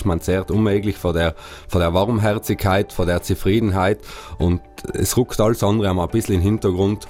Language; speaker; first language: German; native; German